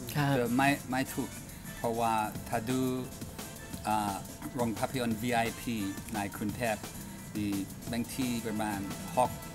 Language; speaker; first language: Thai; non-native, learner; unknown